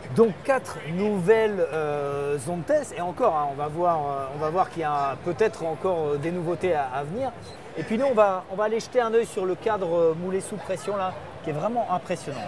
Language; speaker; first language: French; native; French